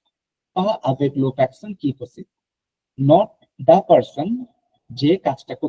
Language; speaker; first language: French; non-native, fluent; Bangla